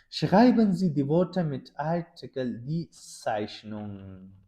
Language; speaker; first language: German; non-native, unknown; Urdu